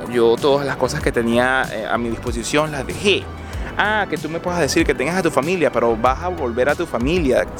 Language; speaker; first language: Spanish; native; Spanish